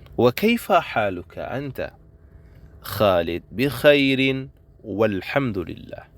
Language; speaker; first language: Arabic; non-native, fluent; Indonesian